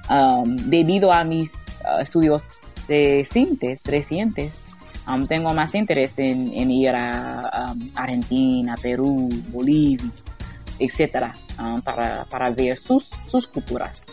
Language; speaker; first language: Spanish; non-native, learner; English